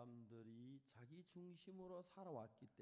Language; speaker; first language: Korean; native; Korean